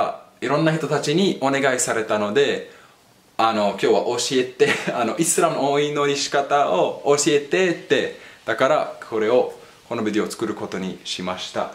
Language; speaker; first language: Japanese; non-native, fluent; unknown